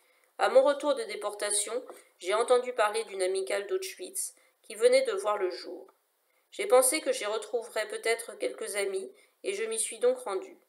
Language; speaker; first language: French; native; French